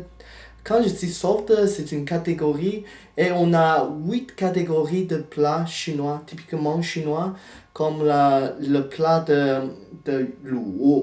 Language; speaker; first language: French; non-native, fluent; Chinese